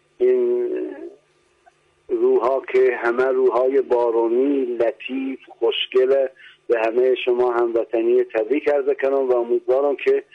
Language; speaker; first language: Persian; non-native, local second language; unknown